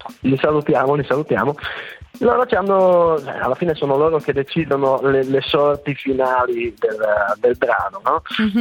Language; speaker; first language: Italian; native; Italian